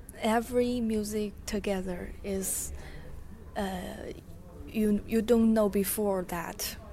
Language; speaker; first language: English; non-native, learner; Chinese